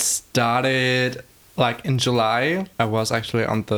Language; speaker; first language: English; non-native, fluent; German